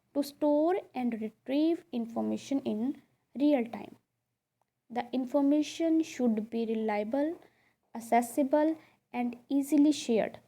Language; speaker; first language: English; non-native, local second language; Punjabi